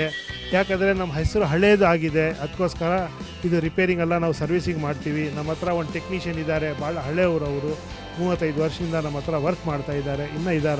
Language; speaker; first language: Kannada; non-native, local second language; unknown